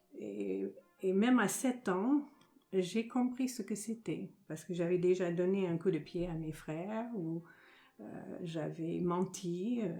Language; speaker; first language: French; non-native, fluent; English